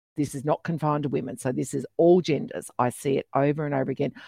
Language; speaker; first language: English; native; English